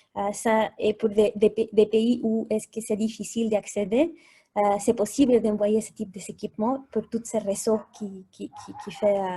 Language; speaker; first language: French; non-native, fluent; Spanish